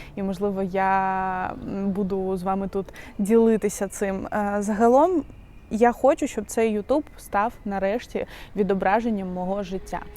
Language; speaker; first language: Ukrainian; non-native, local second language; Russian